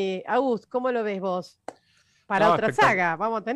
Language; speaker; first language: Spanish; native; Spanish